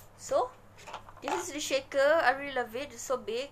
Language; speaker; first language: English; non-native, local second language; Malay